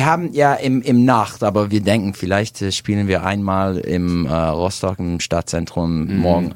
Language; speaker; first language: German; non-native, learner; English